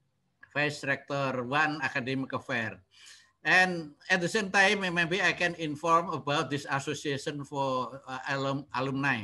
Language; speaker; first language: English; non-native, learner; Indonesian